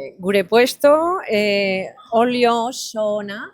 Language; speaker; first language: Basque; non-native, learner; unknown